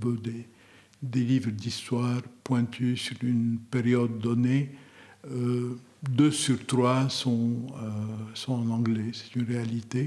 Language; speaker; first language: French; non-native, local second language; Arabic